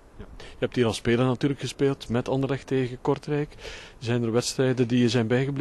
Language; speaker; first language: Dutch; native; Dutch